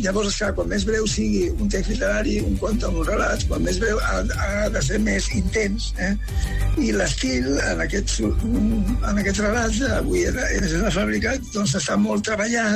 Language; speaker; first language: Catalan; non-native, local second language; Spanish